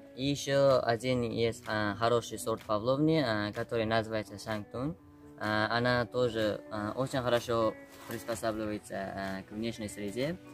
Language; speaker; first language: Russian; non-native, local second language; Uzbek